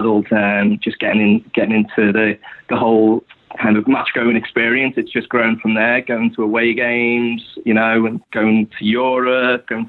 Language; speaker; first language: English; native; English